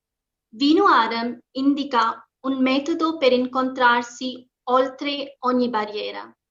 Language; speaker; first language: Italian; non-native, fluent; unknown